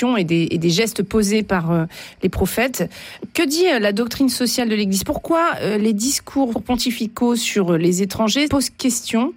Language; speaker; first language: French; native; French